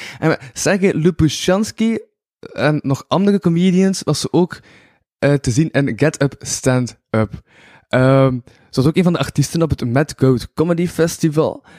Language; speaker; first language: Dutch; native; Dutch